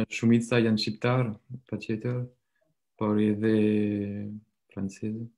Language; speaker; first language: Albanian; non-native, learner; French